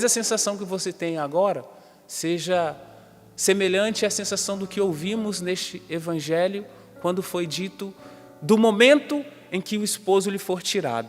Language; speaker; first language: Portuguese; native; Portuguese